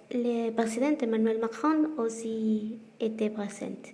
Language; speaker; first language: French; non-native, learner; Spanish